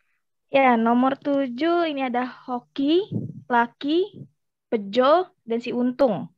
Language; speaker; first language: Indonesian; native; Indonesian